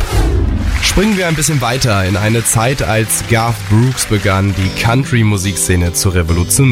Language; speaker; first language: German; native; German